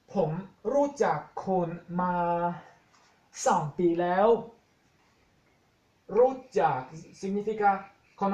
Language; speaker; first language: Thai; non-native, fluent; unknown